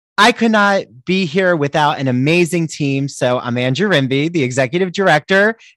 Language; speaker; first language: English; native; English